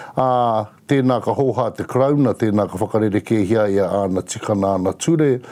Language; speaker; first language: Māori; native; Māori